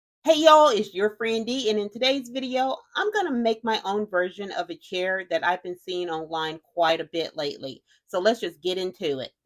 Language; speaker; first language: English; native; English